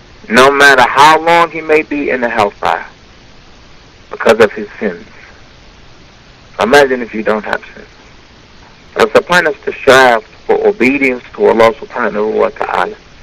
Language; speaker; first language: English; native; English